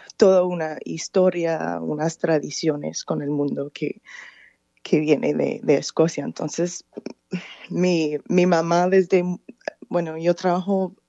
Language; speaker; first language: Spanish; non-native, fluent; English